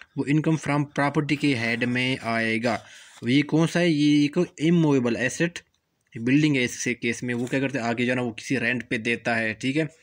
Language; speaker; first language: Urdu; native; Urdu